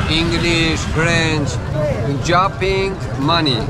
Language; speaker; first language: English; non-native, learner; Persian